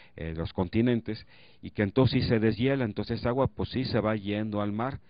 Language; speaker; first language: Spanish; native; Spanish